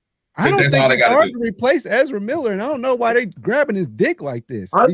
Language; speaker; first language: English; native; English